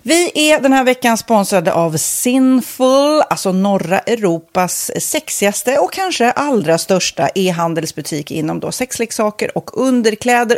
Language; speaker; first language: Swedish; native; Swedish